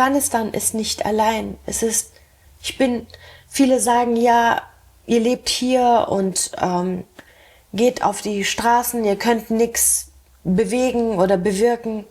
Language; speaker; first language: German; early bilingual, heritage; German